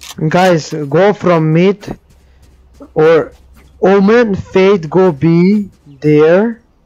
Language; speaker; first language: English; non-native, learner; Serbian